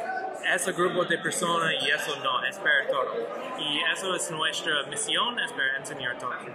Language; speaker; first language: Spanish; non-native, learner; English